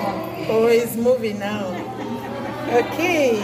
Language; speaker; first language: English; non-native, learner; French